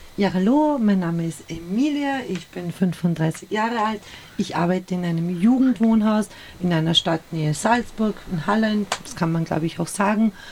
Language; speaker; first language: German; early bilingual, other home language; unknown